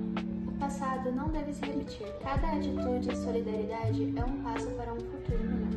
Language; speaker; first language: Portuguese; native; Portuguese